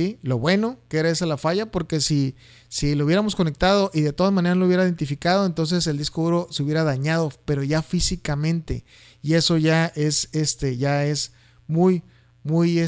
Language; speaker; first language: Spanish; native; Spanish